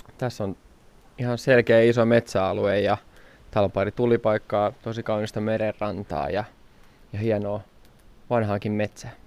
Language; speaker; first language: Finnish; native; Finnish